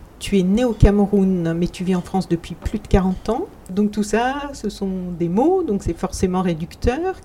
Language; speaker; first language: French; native; French